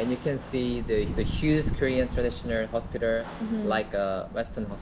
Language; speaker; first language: English; non-native, learner; Korean